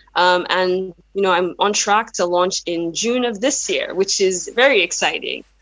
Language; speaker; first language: English; non-native, local second language; Yoruba